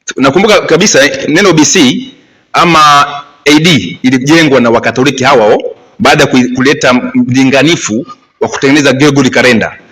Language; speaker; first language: Swahili; native; Swahili